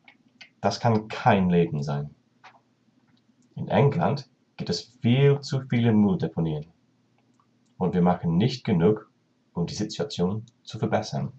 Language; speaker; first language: German; non-native, learner; English